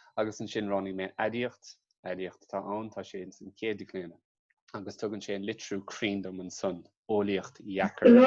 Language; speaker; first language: Irish; native; Irish